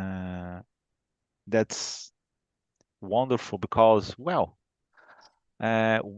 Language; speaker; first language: English; non-native, fluent; Portuguese